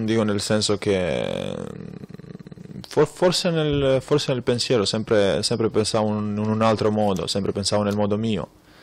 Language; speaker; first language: Italian; non-native, fluent; Croatian